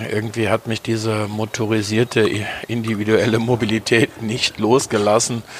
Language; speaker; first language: German; native; German